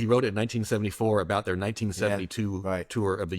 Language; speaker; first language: English; native; English